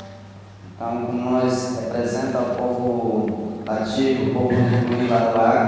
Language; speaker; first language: Portuguese; non-native, local second language; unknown